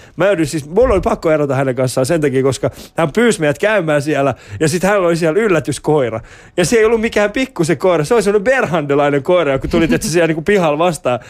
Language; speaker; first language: Finnish; early bilingual, other home language; Persian